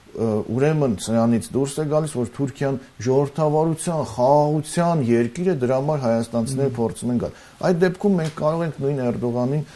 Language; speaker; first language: Armenian; native; Armenian